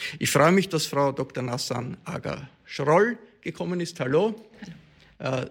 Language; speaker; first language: German; native; German